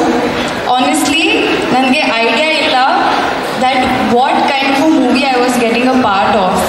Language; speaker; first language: Kannada; non-native, local second language; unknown